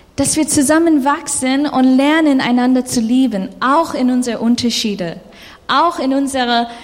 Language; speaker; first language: German; non-native, fluent; English